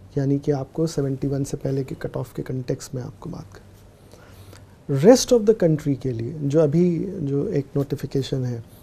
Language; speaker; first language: Hindi; native; Hindi